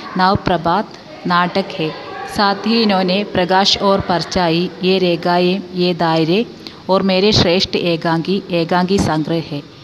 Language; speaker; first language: Hindi; non-native, local second language; Malayalam